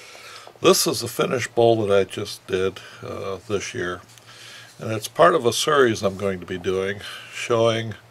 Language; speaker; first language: English; native; English